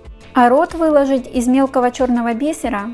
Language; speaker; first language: Russian; native; Russian